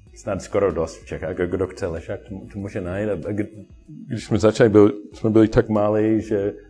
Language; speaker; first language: Czech; non-native, learner; English